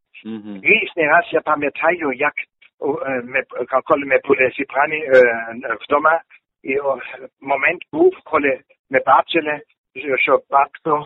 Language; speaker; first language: Ukrainian; non-native, learner; German